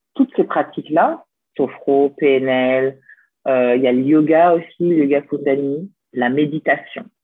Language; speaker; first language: French; native; French